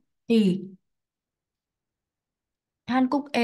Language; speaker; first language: Korean; non-native, learner; Vietnamese